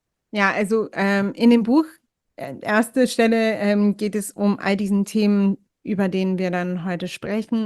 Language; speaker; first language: German; non-native, fluent; English